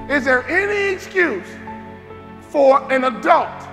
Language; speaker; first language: English; native; English